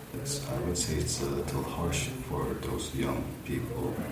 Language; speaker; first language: English; non-native, fluent; Korean